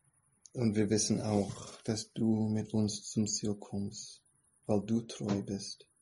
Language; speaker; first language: German; non-native, fluent; English